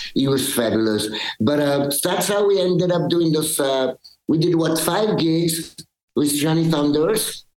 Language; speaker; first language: English; early bilingual, other home language; French